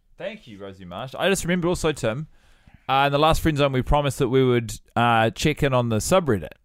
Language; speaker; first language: English; native; English